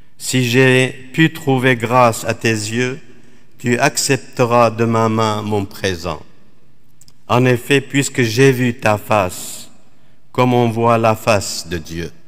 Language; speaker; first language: French; non-native, fluent; Assyrian Neo-Aramaic